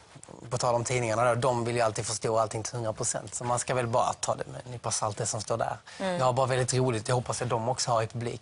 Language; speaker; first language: Swedish; native; Swedish